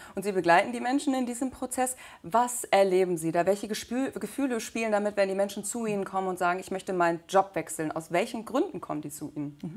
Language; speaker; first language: German; native; German